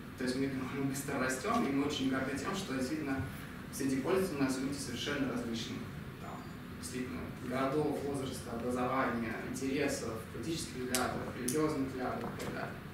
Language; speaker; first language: Russian; native; Russian